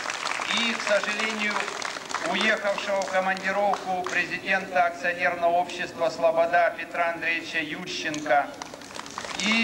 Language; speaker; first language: Russian; native; Russian